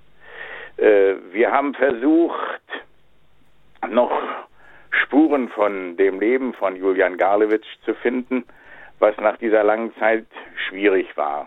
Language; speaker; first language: German; native; German